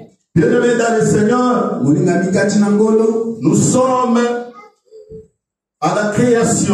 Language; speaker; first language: French; non-native, local second language; Lingala